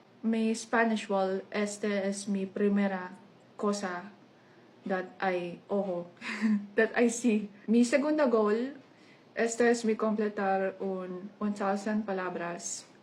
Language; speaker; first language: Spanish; non-native, learner; English